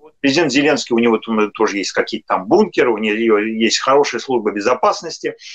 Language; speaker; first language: Russian; native; Russian